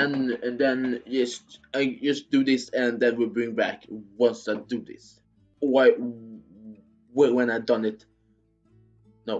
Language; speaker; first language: English; non-native, fluent; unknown